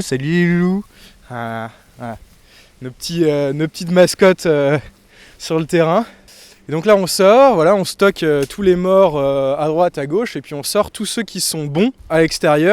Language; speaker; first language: French; native; French